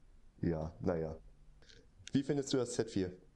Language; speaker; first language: German; native; German